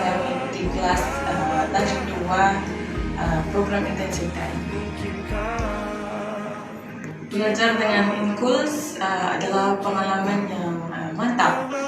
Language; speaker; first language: Indonesian; non-native, learner; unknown